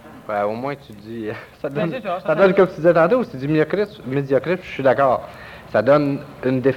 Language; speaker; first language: French; native; French